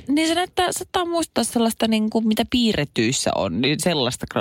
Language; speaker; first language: Finnish; native; Finnish